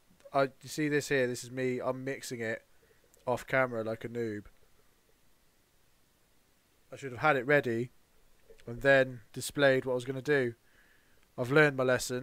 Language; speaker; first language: English; native; English